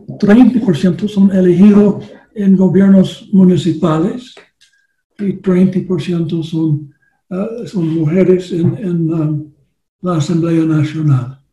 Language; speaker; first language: Spanish; non-native, learner; English